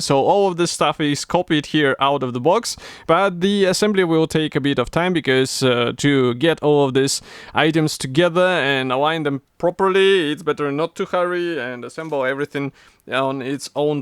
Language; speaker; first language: English; non-native, fluent; Russian